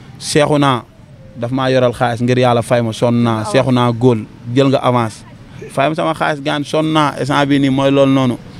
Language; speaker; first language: Wolof; non-native, local second language; Jola-Fonyi